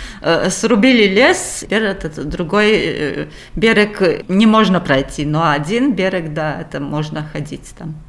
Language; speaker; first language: Russian; non-native, local second language; Latvian